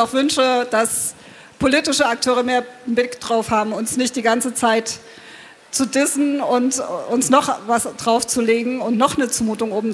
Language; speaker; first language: German; native; German